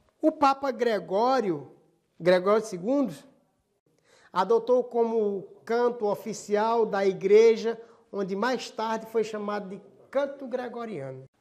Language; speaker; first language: Portuguese; native; Portuguese